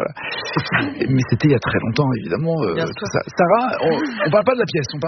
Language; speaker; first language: French; native; French